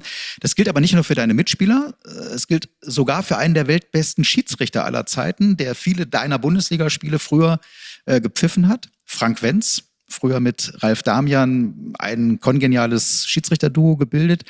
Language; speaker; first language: German; native; German